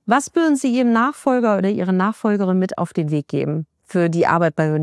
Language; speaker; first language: German; native; German